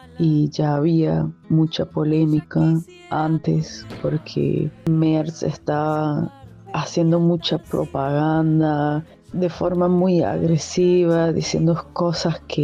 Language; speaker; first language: Spanish; non-native, fluent; German